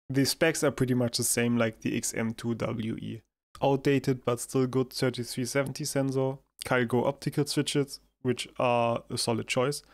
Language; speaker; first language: English; non-native, fluent; German